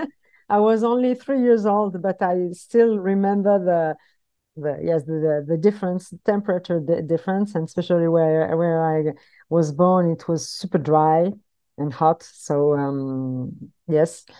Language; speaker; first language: English; non-native, fluent; French